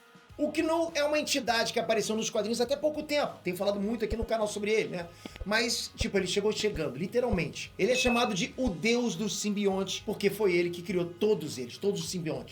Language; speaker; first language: Portuguese; native; Portuguese